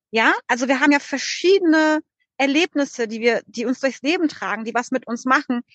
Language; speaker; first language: German; early bilingual, other home language; Polish